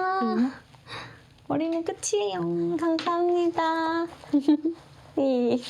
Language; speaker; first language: Korean; non-native, learner; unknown